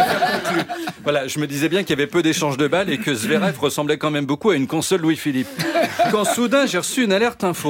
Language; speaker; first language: French; native; French